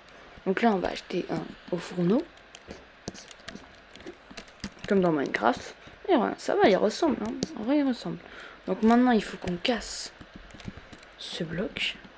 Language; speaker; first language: French; native; French